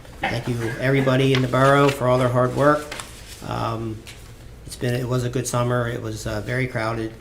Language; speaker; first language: English; native; English